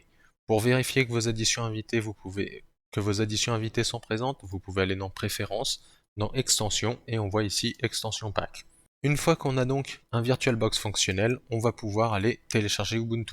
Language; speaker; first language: French; native; French